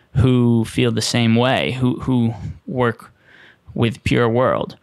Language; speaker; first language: English; native; English